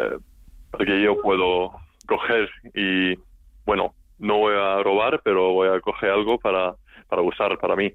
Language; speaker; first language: Spanish; non-native, learner; Icelandic